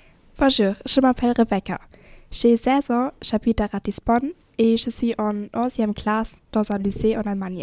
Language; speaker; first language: French; non-native, fluent; German